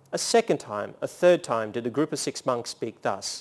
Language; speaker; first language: English; native; English